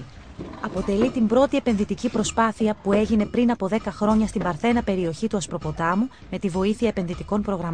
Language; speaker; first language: Greek; native; Greek